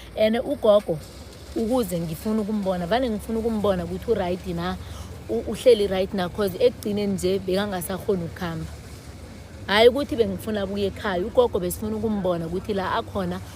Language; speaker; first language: Zulu; non-native, local second language; South Ndebele